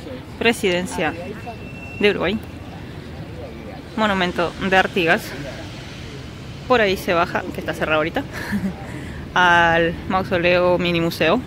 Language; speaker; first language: Spanish; native; Spanish